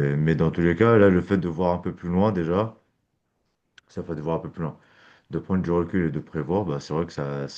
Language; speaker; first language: French; native; French